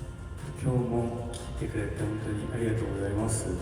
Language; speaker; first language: Japanese; non-native, learner; Korean